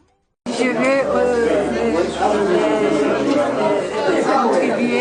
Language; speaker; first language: French; non-native, fluent; Turkish